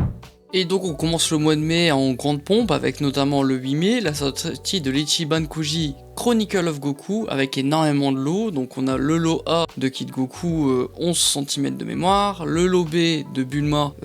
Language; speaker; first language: French; native; French